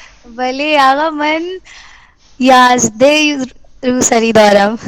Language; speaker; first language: Persian; non-native, learner; Urdu